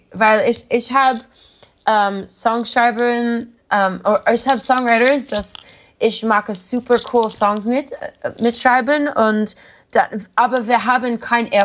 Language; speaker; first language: German; non-native, learner; English